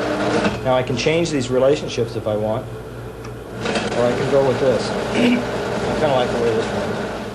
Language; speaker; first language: English; native; English